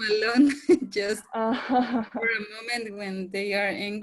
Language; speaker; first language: English; non-native, learner; Spanish